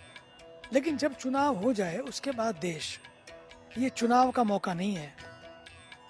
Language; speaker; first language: Hindi; native; Hindi